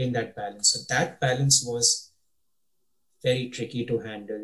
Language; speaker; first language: English; native; English